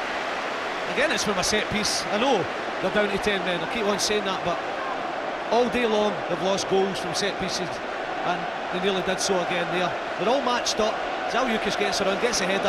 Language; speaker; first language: English; native; English